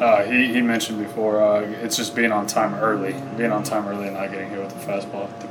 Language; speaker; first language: English; early bilingual, other home language; Spanish